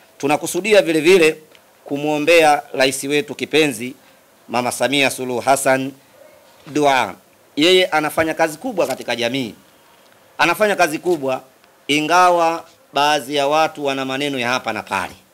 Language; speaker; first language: Swahili; native; Swahili